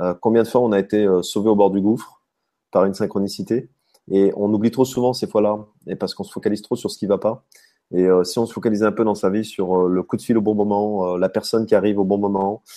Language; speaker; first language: French; native; French